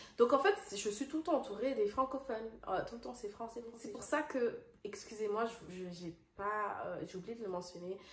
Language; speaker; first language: French; non-native, fluent; Dutch